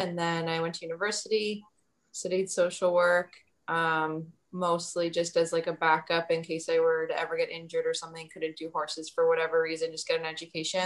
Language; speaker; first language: English; native; English